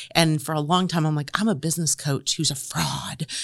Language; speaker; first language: English; native; English